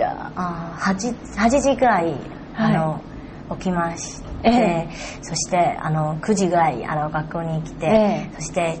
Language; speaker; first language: Japanese; non-native, learner; Chinese